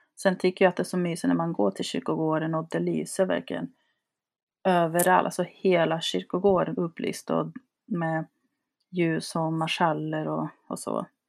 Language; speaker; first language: Swedish; early bilingual, other home language; Spanish